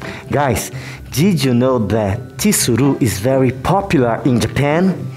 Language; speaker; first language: English; non-native, fluent; Portuguese